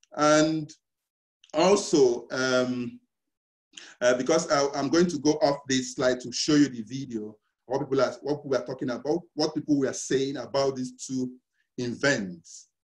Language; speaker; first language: English; non-native, local second language; Igbo